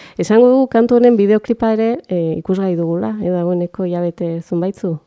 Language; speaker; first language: Basque; native; Basque